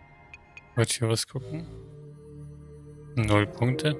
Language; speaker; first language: German; native; German